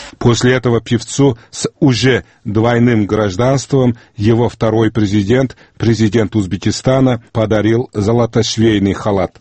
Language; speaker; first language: Russian; non-native, local second language; Uzbek